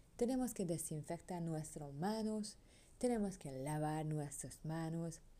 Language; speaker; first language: Spanish; non-native, learner; Hungarian